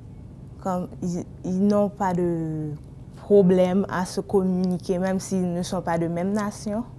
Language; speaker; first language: French; non-native, local second language; Haitian Creole